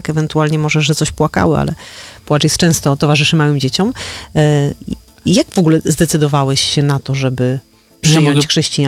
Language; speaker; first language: Polish; native; Polish